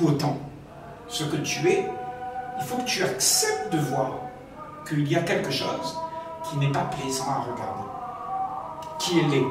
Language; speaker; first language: French; native; French